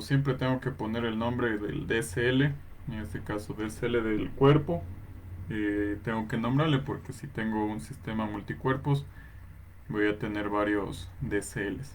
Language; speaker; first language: Spanish; native; Spanish